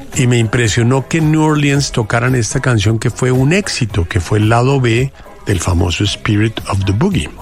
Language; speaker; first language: Spanish; native; Spanish